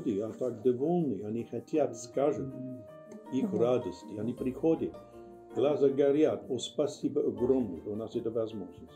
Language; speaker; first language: Russian; non-native, learner; English